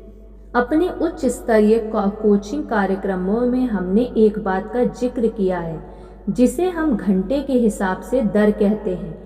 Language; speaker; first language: Hindi; native; Hindi